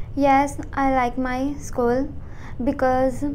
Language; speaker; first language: English; non-native, local second language; Punjabi